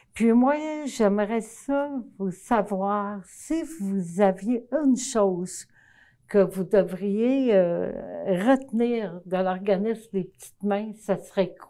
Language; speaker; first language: French; native; French